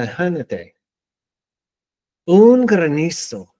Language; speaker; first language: Spanish; non-native, learner; English